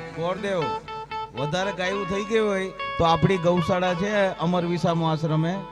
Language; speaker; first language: Gujarati; native; Gujarati